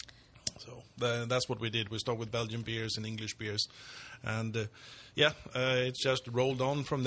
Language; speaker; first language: English; non-native, fluent; Swedish